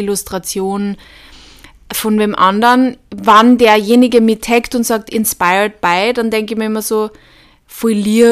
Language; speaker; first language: German; native; German